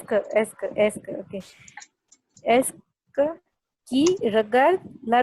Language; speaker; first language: French; non-native, learner; Hindi